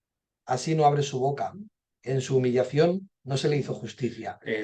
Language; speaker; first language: Spanish; native; Spanish